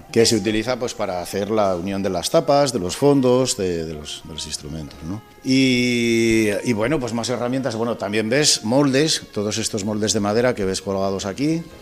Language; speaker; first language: Spanish; native; Spanish